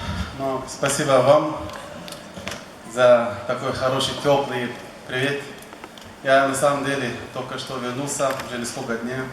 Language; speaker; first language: Russian; non-native, fluent; Arabic